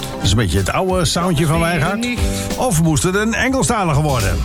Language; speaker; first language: Dutch; native; Dutch